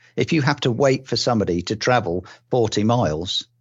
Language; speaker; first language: English; native; English